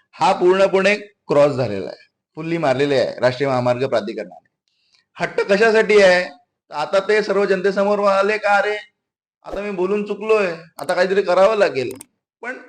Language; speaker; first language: Marathi; native; Marathi